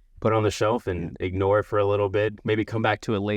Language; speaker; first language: English; native; English